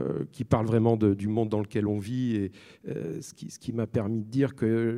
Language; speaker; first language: French; native; French